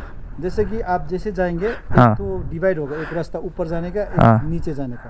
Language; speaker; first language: Hindi; non-native, local second language; Nepali